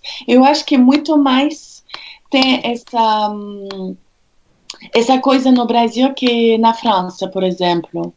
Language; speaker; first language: Portuguese; non-native, fluent; French